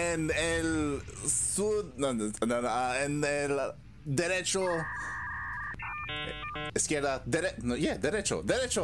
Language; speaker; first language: Spanish; non-native, learner; English